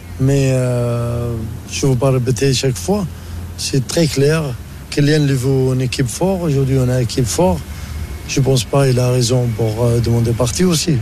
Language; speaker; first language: French; non-native, learner; Arabic